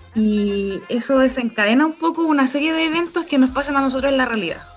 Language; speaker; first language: Spanish; native; Spanish